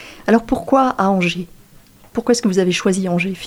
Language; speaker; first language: French; native; French